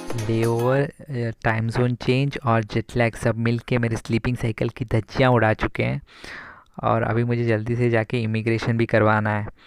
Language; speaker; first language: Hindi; non-native, local second language; Kannada